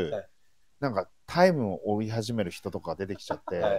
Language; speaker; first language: Japanese; native; Japanese